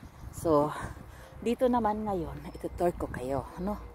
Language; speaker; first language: Filipino; native; Filipino